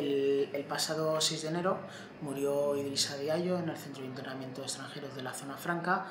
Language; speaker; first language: Spanish; native; Spanish